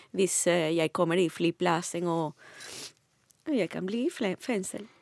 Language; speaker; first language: Norwegian; non-native, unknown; Spanish